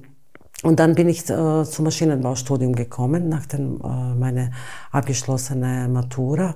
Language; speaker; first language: German; non-native, fluent; Bosnian